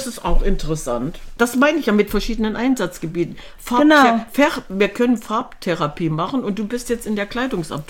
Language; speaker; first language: German; native; German